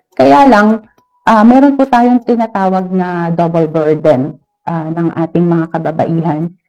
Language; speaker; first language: Filipino; native; Filipino